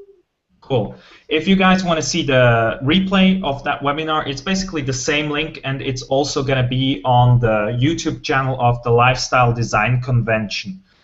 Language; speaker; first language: English; non-native, fluent; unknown